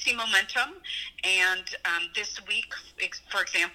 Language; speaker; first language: English; native; English